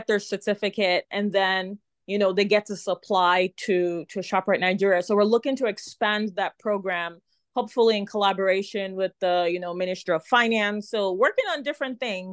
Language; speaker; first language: English; non-native, local second language; Yoruba